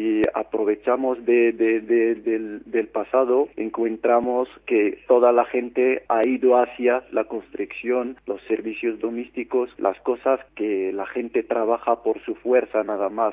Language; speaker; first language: Spanish; non-native, fluent; Arabic